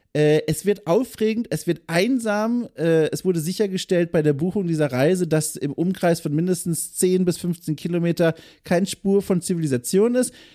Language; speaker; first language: German; native; German